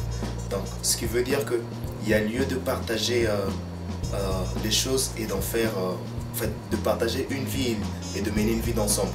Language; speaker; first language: French; non-native, local second language; Lingala